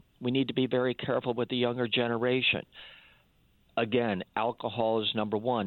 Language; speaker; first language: English; native; English